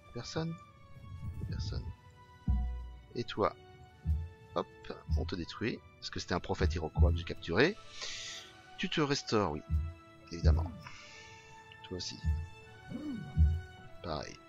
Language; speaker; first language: French; native; French